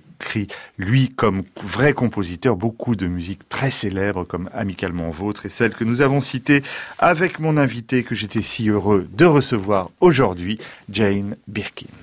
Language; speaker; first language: French; native; French